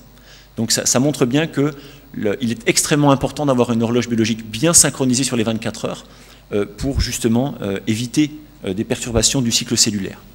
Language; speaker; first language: French; native; French